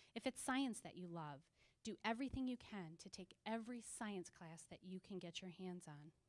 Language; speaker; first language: English; native; English